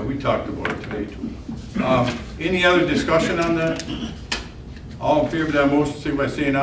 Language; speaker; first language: English; native; English